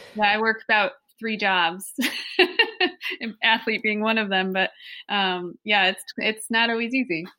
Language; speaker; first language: English; native; English